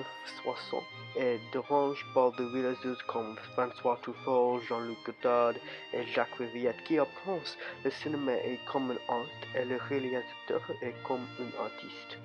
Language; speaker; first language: French; non-native, learner; English